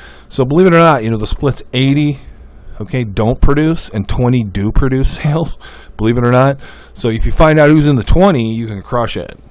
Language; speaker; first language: English; native; English